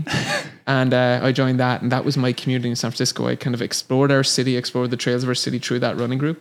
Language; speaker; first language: English; native; English